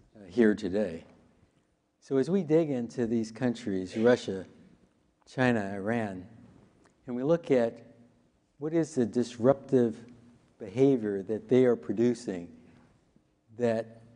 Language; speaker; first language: English; native; English